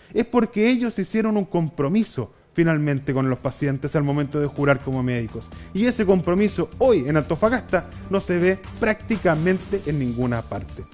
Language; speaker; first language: Spanish; native; Spanish